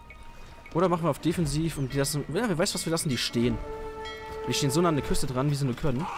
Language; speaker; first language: German; native; German